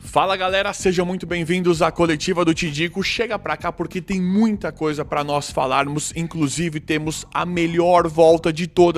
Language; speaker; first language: Portuguese; native; Portuguese